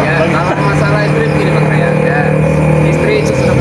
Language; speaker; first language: Indonesian; native; Indonesian